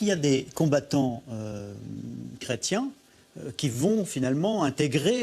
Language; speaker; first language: French; native; French